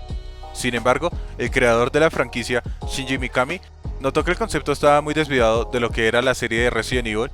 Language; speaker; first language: Spanish; native; Spanish